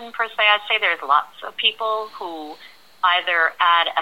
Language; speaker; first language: English; native; English